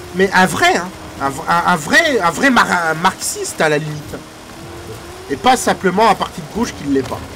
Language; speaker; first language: French; native; French